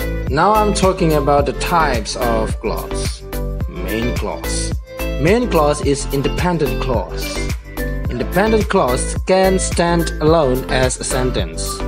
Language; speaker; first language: English; non-native, fluent; Indonesian